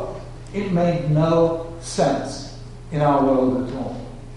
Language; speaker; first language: English; native; English